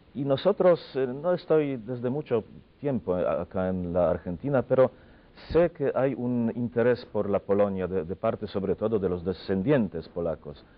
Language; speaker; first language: Spanish; non-native, fluent; Polish